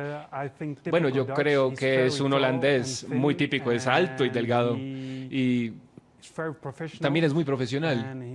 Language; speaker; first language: Spanish; non-native, fluent; Dutch